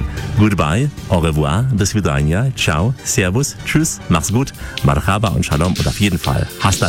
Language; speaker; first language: German; native; German